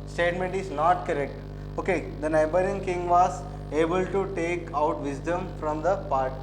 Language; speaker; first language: English; non-native, local second language; Telugu